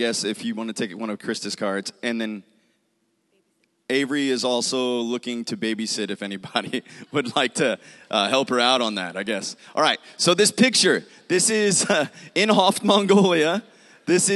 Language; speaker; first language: English; native; English